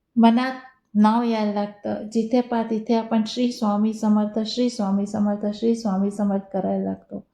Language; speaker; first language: Marathi; non-native, local second language; Hindi